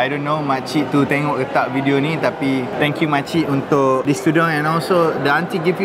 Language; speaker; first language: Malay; native; Malay